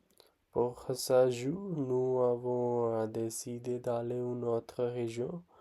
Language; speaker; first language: French; non-native, learner; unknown